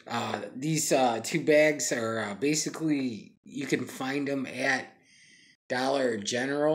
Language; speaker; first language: English; native; English